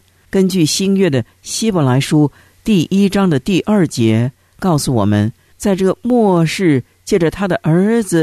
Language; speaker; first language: Chinese; native; Chinese